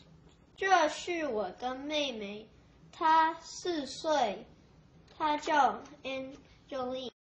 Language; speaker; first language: Chinese; non-native, learner; English